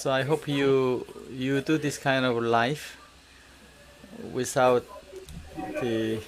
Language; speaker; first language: English; non-native, learner; Korean